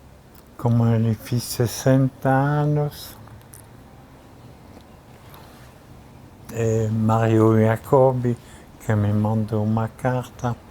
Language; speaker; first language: Portuguese; non-native, fluent; French